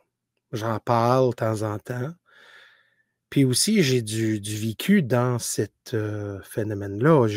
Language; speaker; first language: French; native; French